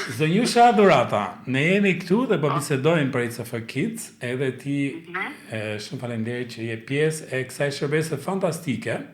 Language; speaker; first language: Albanian; native; Albanian